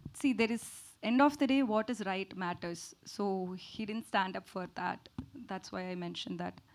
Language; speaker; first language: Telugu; non-native, fluent; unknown